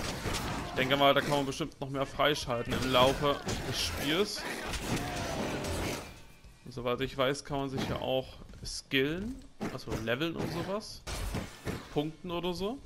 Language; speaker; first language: German; native; German